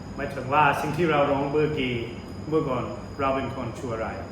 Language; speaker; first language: Thai; non-native, fluent; English